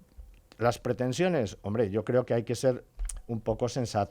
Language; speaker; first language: Spanish; native; Spanish